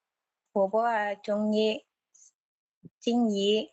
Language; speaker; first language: Chinese; non-native, learner; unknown